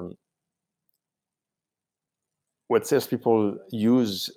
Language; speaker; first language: English; non-native, fluent; French